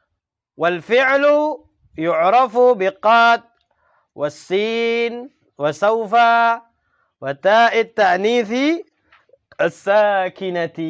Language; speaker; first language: Arabic; non-native, fluent; Indonesian